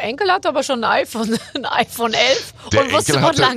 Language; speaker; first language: German; native; German